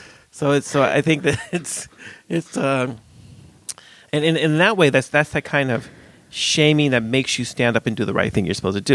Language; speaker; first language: English; native; English